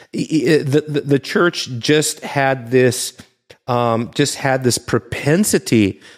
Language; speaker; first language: English; native; English